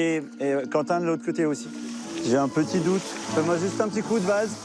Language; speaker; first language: French; native; French